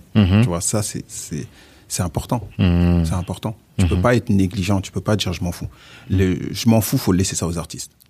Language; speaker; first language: French; early bilingual, other home language; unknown